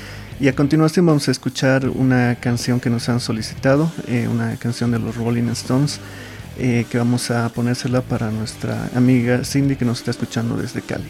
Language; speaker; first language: Spanish; native; Spanish